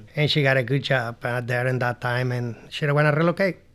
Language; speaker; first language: English; non-native, learner; Spanish